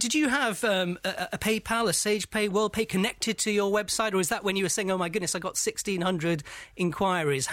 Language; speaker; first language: English; native; English